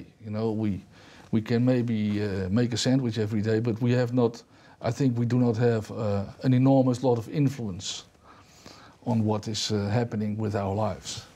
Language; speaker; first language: English; non-native, fluent; Dutch